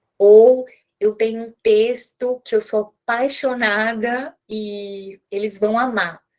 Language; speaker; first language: Portuguese; native; Portuguese